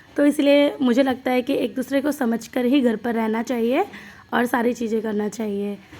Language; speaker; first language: Hindi; non-native, local second language; Bangla